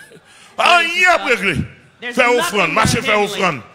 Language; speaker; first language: French; non-native, local second language; Haitian Creole